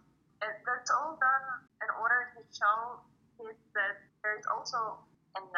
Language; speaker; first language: English; non-native, fluent; Ukrainian